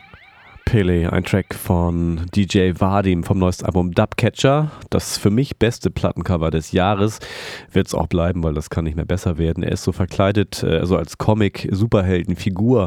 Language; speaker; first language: German; native; German